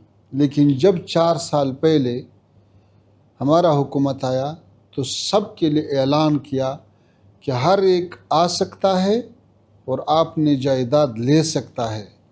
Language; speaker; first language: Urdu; non-native, fluent; Pashto